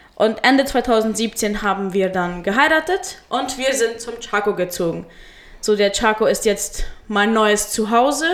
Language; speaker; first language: German; early bilingual, heritage; Spanish